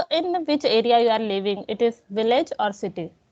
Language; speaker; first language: English; non-native, local second language; Hindi